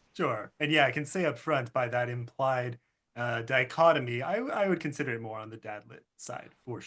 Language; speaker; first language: English; native; English